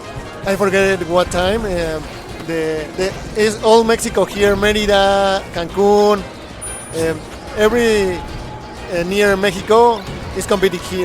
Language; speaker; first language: English; non-native, learner; Spanish